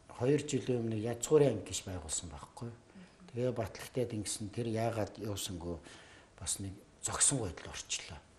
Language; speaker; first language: Mongolian; native; Mongolian